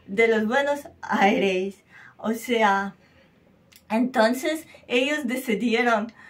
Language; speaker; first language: Spanish; non-native, fluent; Russian